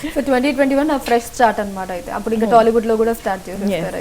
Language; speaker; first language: Telugu; native; Telugu